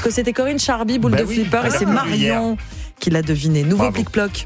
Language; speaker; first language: French; native; French